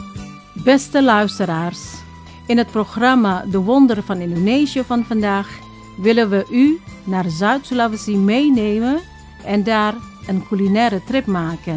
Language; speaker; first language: Dutch; non-native, fluent; Indonesian